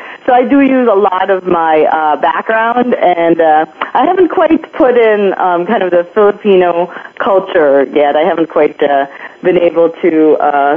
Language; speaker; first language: English; non-native, local second language; Filipino